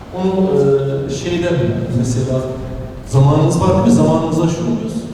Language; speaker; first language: Turkish; non-native, local second language; Romany